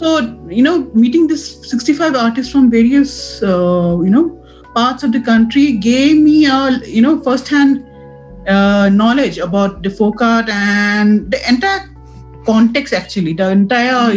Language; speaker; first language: English; non-native, local second language; Assamese